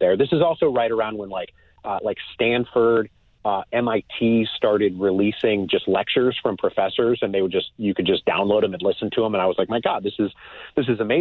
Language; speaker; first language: English; native; English